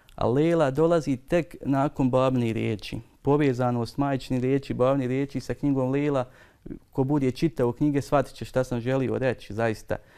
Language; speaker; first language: Bosnian; native; Bosnian